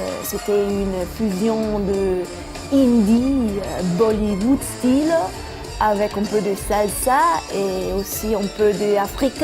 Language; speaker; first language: French; non-native, fluent; Italian